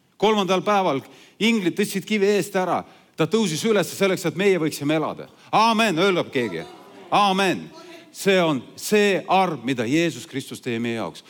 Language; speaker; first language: Estonian; non-native, local second language; Russian